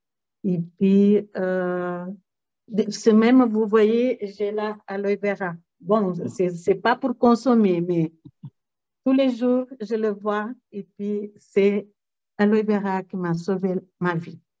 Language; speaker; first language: French; non-native, fluent; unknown